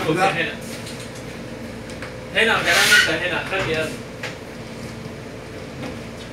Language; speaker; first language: Arabic; non-native, learner; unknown